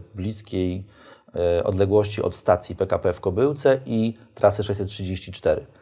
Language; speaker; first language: Polish; native; Polish